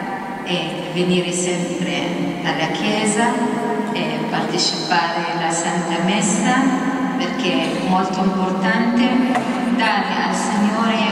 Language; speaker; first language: Italian; non-native, fluent; Arabic